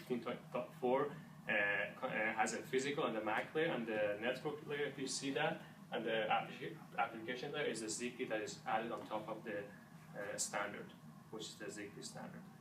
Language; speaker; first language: English; non-native, fluent; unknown